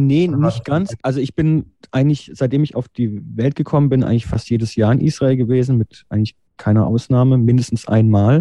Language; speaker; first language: German; native; German